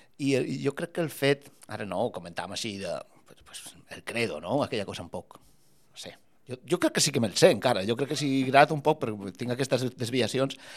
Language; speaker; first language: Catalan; native; Catalan